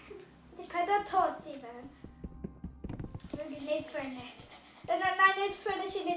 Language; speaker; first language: Welsh; native; Welsh